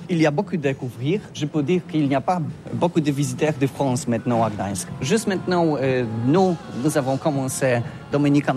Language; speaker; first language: French; non-native, learner; Polish